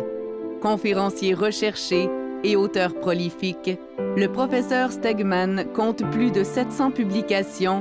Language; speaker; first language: French; native; French